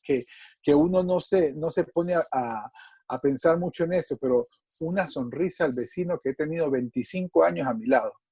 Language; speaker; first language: Spanish; native; Spanish